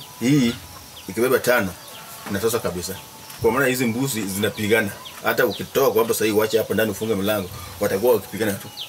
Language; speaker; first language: Swahili; non-native, local second language; Luo (Kenya and Tanzania)